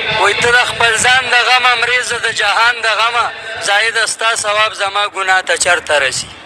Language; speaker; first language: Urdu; non-native, local second language; Pashto